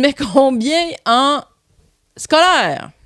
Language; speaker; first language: French; native; French